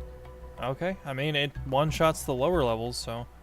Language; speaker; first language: English; native; English